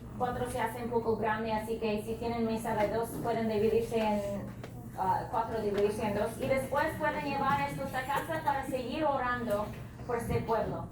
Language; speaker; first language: Spanish; non-native, fluent; English